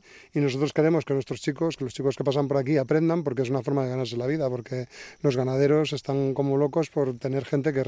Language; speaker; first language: Spanish; native; Spanish